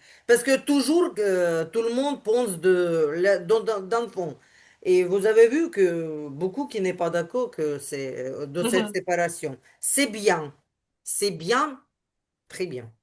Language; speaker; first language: French; non-native, learner; Ukrainian